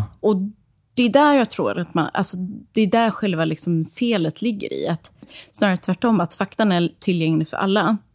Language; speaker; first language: Swedish; early bilingual, other home language; Serbian